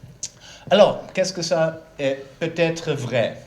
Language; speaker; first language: French; non-native, learner; German